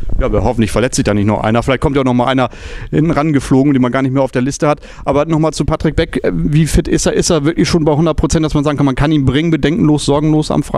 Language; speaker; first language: German; native; German